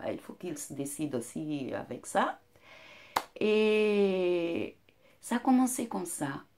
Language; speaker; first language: French; non-native, fluent; Portuguese